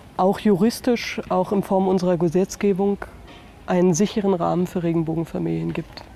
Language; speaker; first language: German; native; German